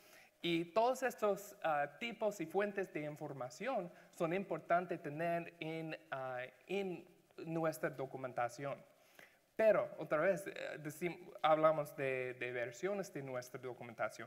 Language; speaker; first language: Spanish; non-native, learner; English